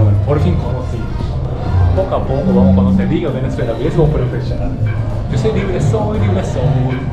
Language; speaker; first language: Spanish; non-native, learner; Japanese